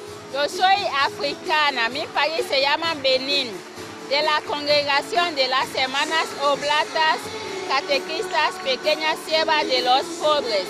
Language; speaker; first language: Spanish; non-native, fluent; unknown